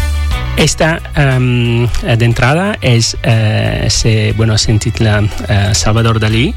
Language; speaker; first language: Catalan; non-native, learner; Italian